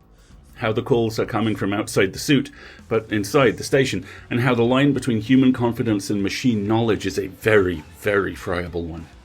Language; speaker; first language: English; native; English